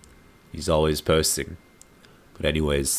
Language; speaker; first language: English; native; English